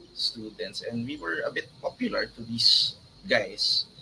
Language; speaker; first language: English; non-native, local second language; Filipino